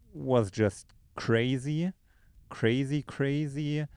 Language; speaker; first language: English; non-native, fluent; German